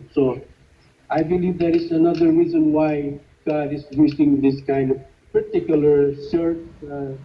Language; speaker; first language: English; non-native, fluent; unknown